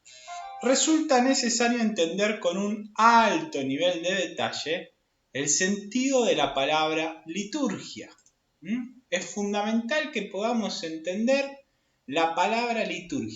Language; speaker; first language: Spanish; native; Spanish